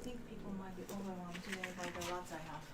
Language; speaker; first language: English; native; English